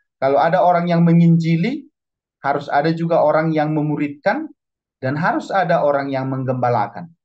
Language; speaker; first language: Indonesian; non-native, local second language; Batak Toba